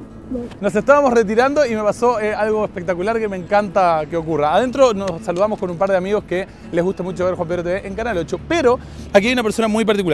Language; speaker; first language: Spanish; native; Spanish